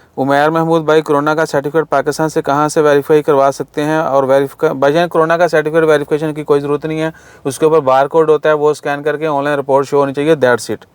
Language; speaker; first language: Urdu; non-native, local second language; Punjabi